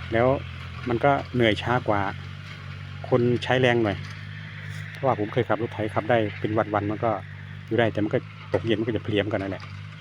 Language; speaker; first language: Thai; non-native, local second language; Northeastern Thai